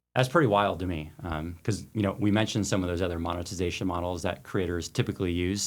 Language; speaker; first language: English; native; English